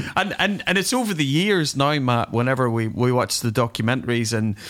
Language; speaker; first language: English; native; English